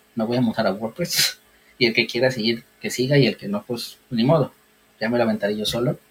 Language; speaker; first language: Spanish; native; Spanish